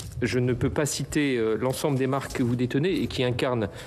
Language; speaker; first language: French; native; French